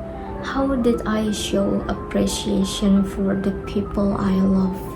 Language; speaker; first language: English; non-native, learner; Indonesian